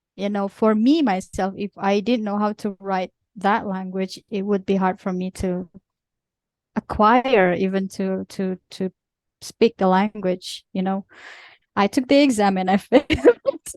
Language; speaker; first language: English; non-native, fluent; Indonesian